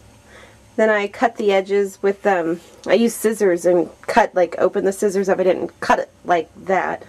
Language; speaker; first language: English; native; English